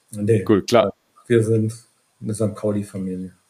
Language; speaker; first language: German; native; German